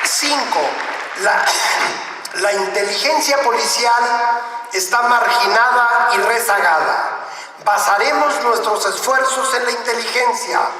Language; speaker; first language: Spanish; native; Spanish